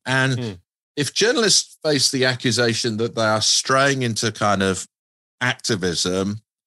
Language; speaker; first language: English; native; English